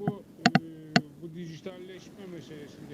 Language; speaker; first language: Turkish; native; Turkish